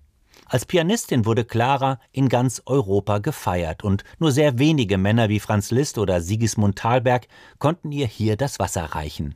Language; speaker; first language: German; native; German